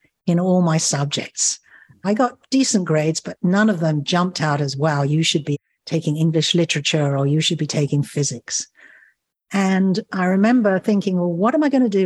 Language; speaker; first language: English; native; English